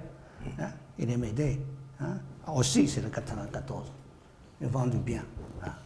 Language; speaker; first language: French; non-native, learner; Chinese